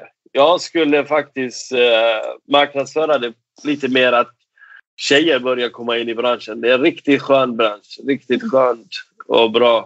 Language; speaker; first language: Swedish; non-native, fluent; Persian